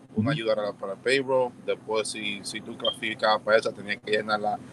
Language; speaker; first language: Spanish; early bilingual, heritage; Spanish